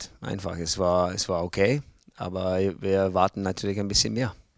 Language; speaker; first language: German; non-native, learner; English